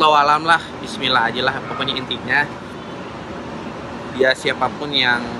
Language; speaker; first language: Indonesian; native; Indonesian